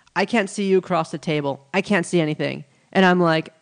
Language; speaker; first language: English; native; English